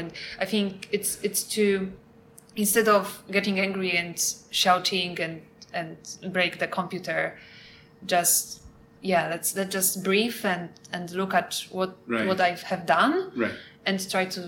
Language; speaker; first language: English; non-native, fluent; Polish